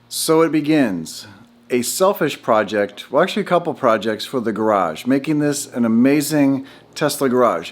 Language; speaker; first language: English; native; English